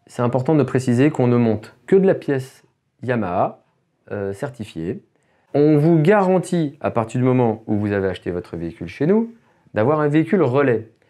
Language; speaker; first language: French; native; French